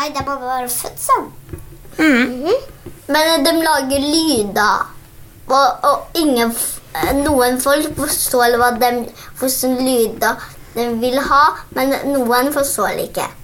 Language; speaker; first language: Norwegian; early bilingual, other home language; Polish